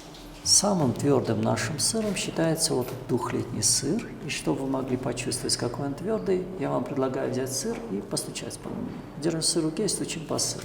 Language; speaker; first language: Russian; native; Russian